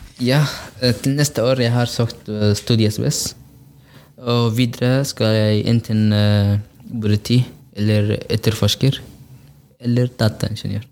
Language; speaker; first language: Norwegian; non-native, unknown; Arabic